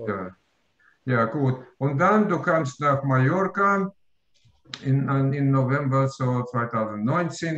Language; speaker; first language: German; non-native, learner; Russian